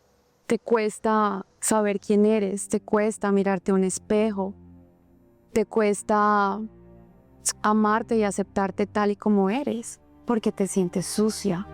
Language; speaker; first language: Spanish; native; Spanish